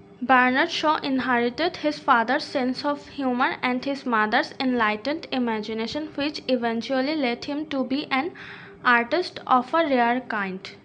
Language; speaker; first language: English; non-native, local second language; Bangla